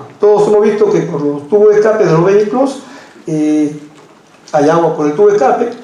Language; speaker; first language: Spanish; native; Spanish